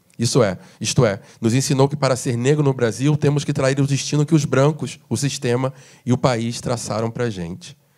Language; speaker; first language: Portuguese; native; Portuguese